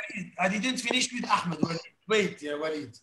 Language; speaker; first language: English; non-native, learner; Arabic